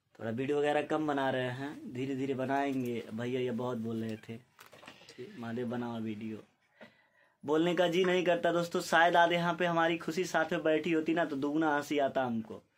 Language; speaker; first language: Hindi; native; Hindi